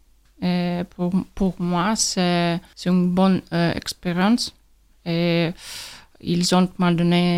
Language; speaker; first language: French; non-native, learner; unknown